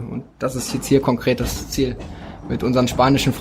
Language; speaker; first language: German; native; German